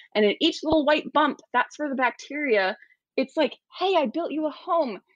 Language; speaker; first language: English; native; English